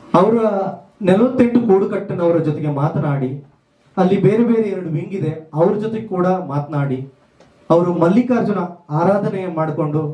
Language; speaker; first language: Kannada; native; Kannada